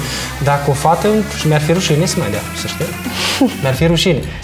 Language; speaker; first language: Romanian; native; Romanian